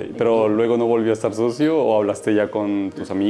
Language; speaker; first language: Spanish; native; Spanish